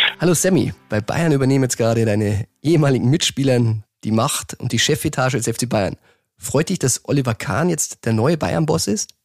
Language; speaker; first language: German; native; German